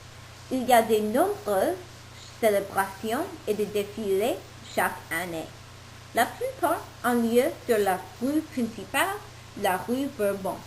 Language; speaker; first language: French; non-native, learner; English